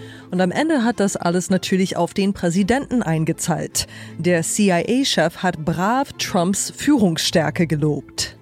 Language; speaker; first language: German; native; German